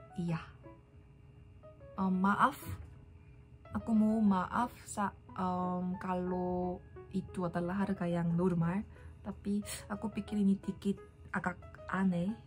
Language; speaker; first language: Indonesian; non-native, learner; Korean